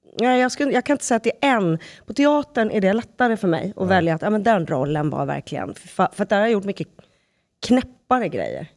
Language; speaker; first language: Swedish; native; Swedish